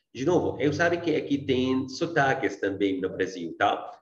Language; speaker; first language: Portuguese; non-native, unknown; Arabic